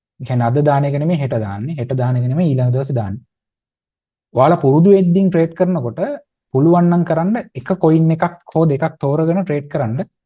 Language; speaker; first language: Sinhala; native; Sinhala